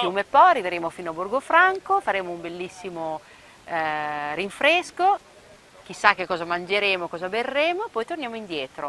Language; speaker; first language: Italian; native; Italian